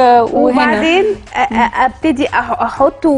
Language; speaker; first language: Arabic; native; Arabic